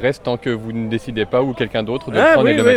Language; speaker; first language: French; native; French